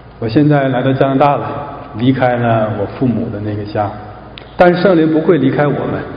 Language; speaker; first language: Chinese; native; Chinese